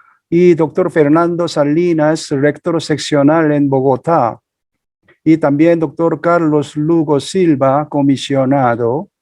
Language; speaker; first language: Spanish; non-native, fluent; Korean